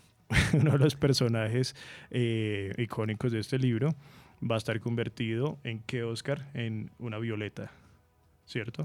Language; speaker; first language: Spanish; native; Spanish